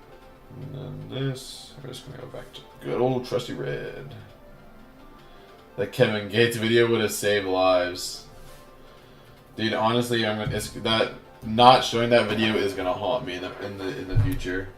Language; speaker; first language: English; native; English